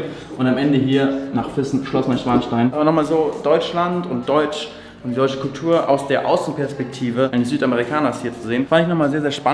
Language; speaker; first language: German; native; German